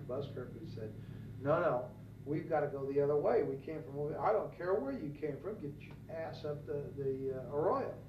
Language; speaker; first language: English; native; English